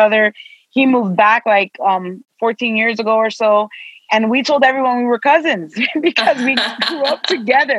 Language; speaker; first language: English; native; English